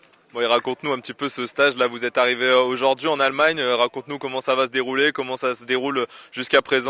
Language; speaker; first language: French; native; French